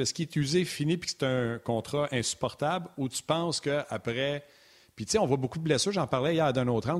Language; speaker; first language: French; native; French